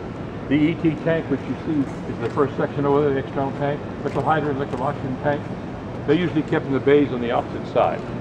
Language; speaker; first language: English; native; English